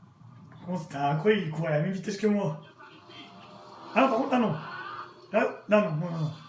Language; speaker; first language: French; native; French